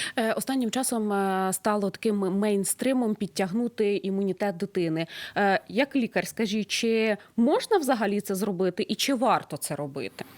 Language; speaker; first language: Ukrainian; native; Ukrainian